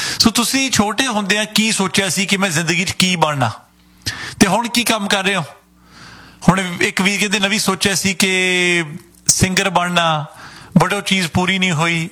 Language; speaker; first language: Punjabi; native; Punjabi